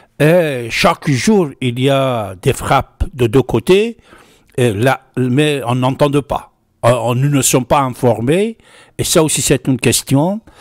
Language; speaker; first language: French; non-native, fluent; Persian